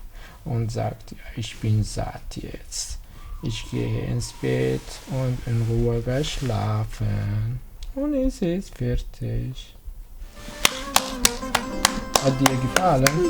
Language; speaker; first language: German; non-native, learner; Arabic